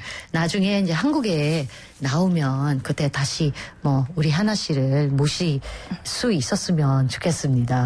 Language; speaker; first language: Korean; non-native, fluent; Filipino